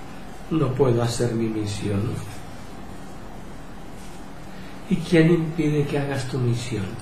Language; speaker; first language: Spanish; native; Spanish